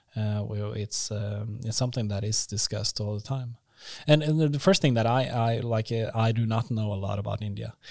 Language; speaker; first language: English; non-native, fluent; Norwegian